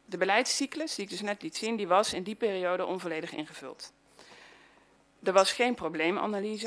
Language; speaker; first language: Dutch; native; Dutch